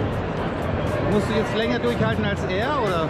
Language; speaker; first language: German; native; German